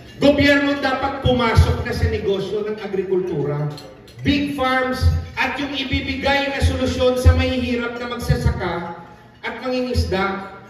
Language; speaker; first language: Filipino; non-native, local second language; Cebuano